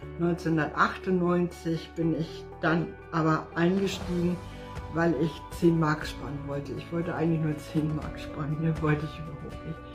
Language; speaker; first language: German; native; German